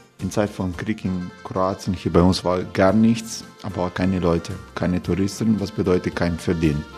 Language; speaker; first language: German; non-native, learner; Croatian